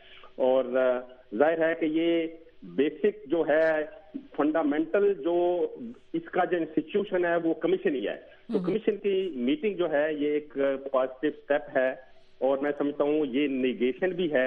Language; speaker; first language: Urdu; native; Urdu